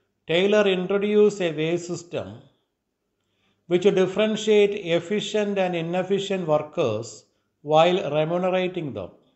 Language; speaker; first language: English; non-native, local second language; Malayalam